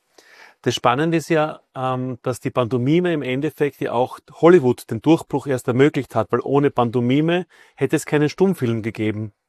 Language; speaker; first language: German; native; German